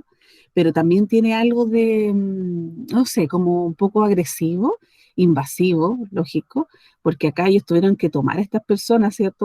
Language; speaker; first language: Spanish; native; Spanish